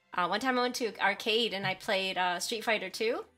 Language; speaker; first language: English; native; English